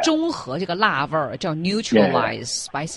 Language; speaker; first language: Chinese; native; Chinese